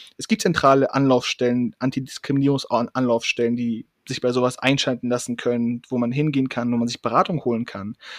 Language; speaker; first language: German; early bilingual, other home language; Persian